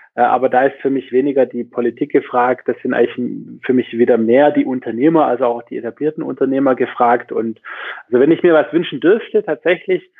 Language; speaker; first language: German; native; German